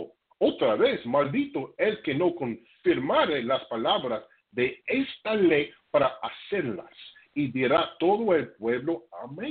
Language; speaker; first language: Spanish; non-native, fluent; English